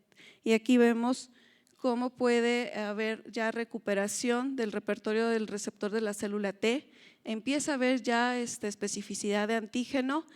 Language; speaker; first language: Spanish; native; Spanish